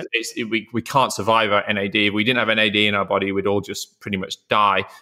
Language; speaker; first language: English; native; English